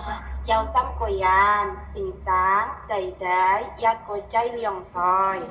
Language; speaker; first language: Chinese; non-native, learner; Indonesian